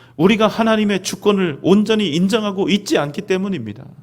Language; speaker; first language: Korean; native; Korean